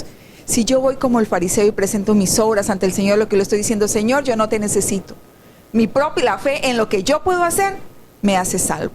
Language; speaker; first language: Spanish; native; Spanish